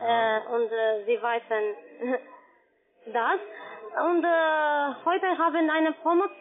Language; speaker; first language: German; non-native, learner; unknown